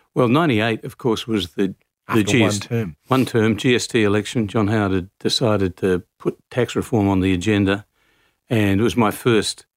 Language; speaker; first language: English; native; English